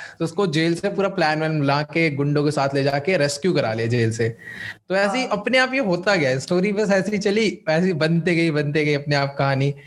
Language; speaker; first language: Hindi; native; Hindi